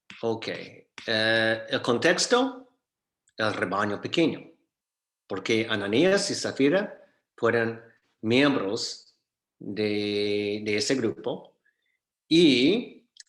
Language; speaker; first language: Spanish; non-native, fluent; English